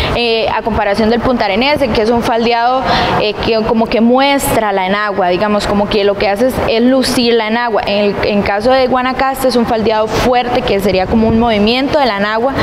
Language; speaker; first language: Spanish; native; Spanish